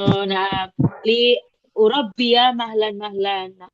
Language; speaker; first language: Arabic; non-native, fluent; Indonesian